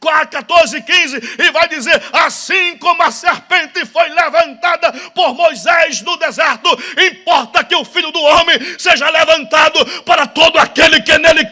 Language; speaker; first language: Portuguese; native; Portuguese